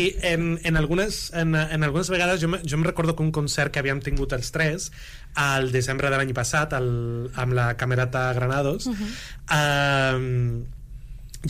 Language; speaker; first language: Catalan; non-native, local second language; Spanish